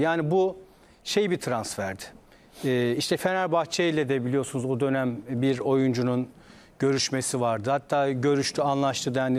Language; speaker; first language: Turkish; native; Turkish